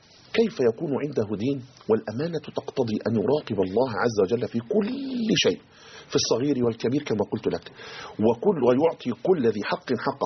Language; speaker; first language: Arabic; native; Arabic